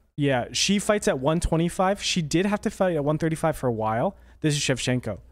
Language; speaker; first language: English; native; English